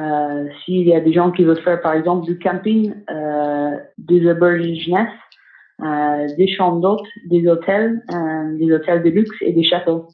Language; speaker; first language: French; non-native, fluent; English